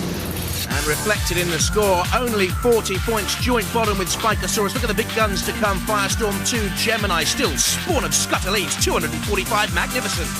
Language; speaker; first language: English; native; English